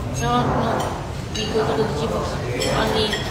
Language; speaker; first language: English; non-native, learner; Indonesian